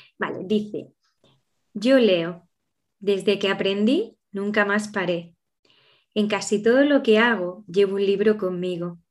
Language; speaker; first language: Spanish; native; Spanish